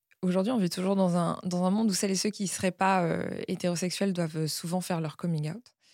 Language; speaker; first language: French; native; French